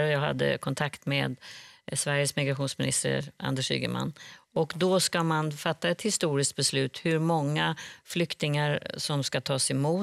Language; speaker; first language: Swedish; native; Swedish